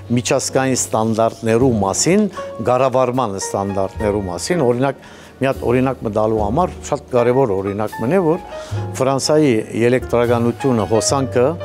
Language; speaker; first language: Armenian; early bilingual, heritage; Armenian